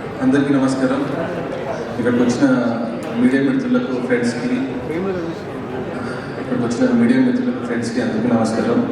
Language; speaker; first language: Telugu; native; Telugu